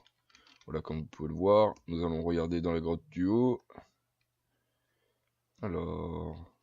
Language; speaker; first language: French; native; French